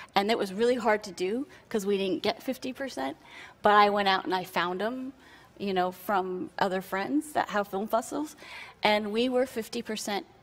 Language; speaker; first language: English; native; English